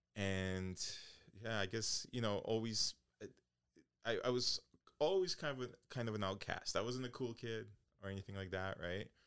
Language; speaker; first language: English; early bilingual, other home language; Polish